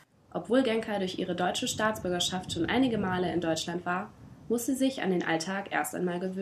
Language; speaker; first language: German; native; German